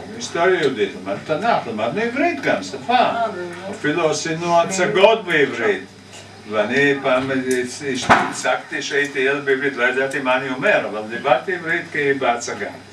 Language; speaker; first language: Hebrew; non-native, fluent; Russian